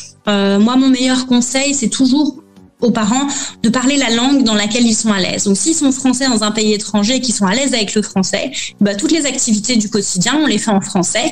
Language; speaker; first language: French; native; French